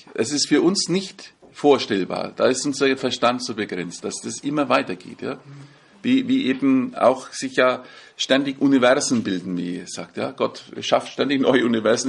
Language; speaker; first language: German; native; German